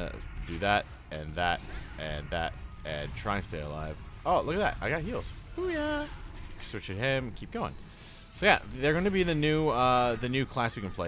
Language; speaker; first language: English; native; English